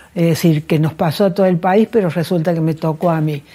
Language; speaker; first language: Spanish; native; Spanish